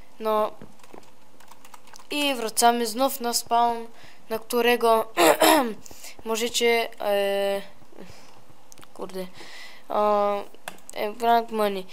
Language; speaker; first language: Polish; early bilingual, heritage; Polish